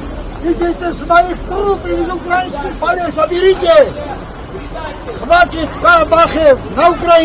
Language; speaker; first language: Russian; non-native, fluent; Armenian